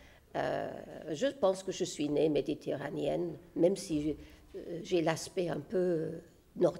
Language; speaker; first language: French; non-native, fluent; English